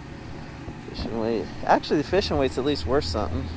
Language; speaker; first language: English; native; English